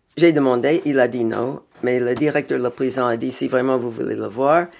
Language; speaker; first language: French; non-native, fluent; English